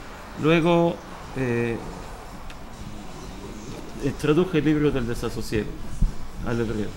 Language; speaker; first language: Spanish; early bilingual, heritage; Hebrew